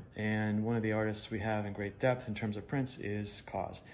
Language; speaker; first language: English; native; English